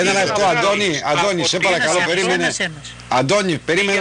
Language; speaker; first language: Greek; native; Greek